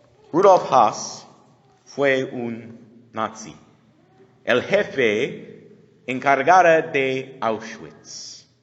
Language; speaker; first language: Spanish; non-native, learner; English